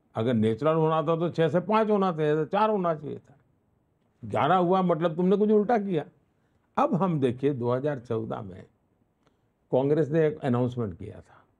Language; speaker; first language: Hindi; non-native, local second language; Gujarati